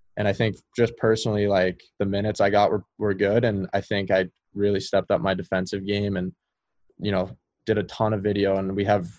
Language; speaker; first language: English; native; English